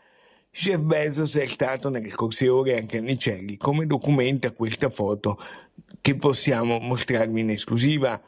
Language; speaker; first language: Italian; native; Italian